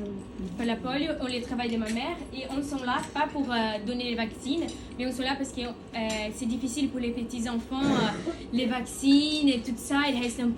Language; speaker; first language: French; non-native, learner; Portuguese